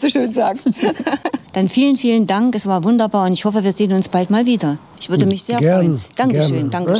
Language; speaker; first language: German; native; German